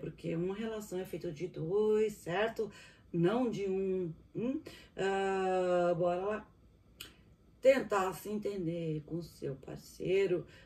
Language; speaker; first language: Portuguese; native; Portuguese